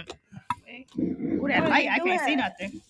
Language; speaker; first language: English; native; English